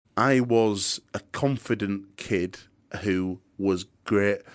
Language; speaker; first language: English; native; English